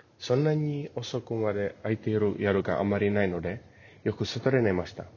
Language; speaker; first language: Japanese; non-native, learner; English